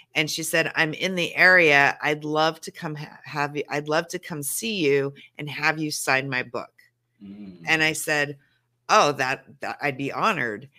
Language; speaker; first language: English; native; English